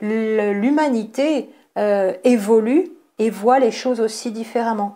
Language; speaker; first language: French; native; French